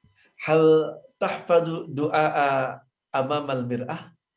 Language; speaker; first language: Arabic; non-native, fluent; Indonesian